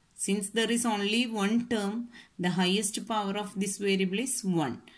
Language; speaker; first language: English; non-native, local second language; Malayalam